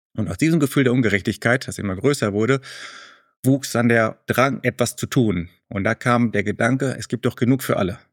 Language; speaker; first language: German; early bilingual, other home language; Spanish